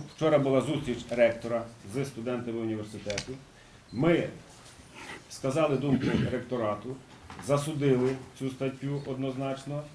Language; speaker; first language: Ukrainian; native; Ukrainian